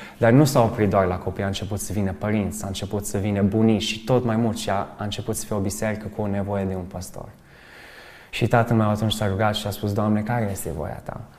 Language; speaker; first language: Romanian; early bilingual, other home language; English